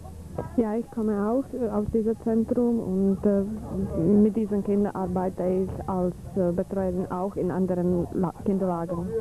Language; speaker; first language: German; non-native, fluent; Czech